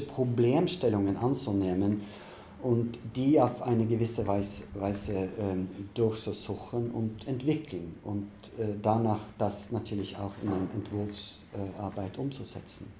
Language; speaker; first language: German; non-native, fluent; Norwegian